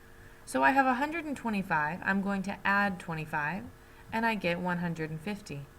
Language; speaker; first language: English; native; English